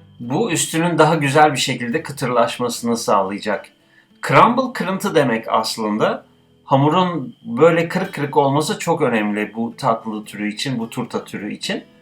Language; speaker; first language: Turkish; native; Turkish